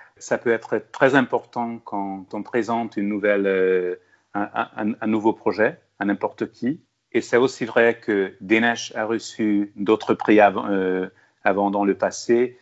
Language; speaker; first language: French; non-native, fluent; Hungarian